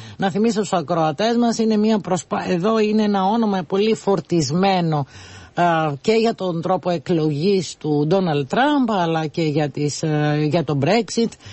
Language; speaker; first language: Greek; native; Greek